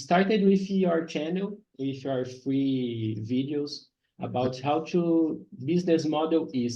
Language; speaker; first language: English; non-native, learner; Portuguese